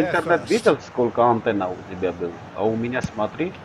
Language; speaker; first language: Russian; non-native, local second language; Armenian